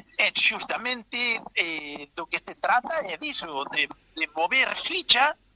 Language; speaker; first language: Galician; native; Galician